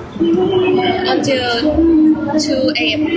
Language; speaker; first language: English; non-native, learner; Thai